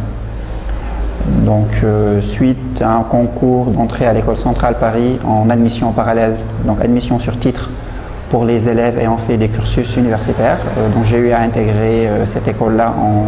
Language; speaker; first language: French; non-native, local second language; Wolof